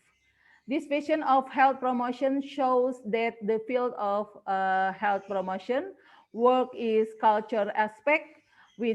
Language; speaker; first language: English; non-native, learner; Indonesian